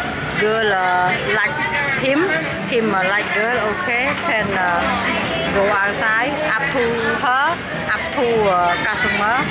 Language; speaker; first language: English; non-native, learner; Khmer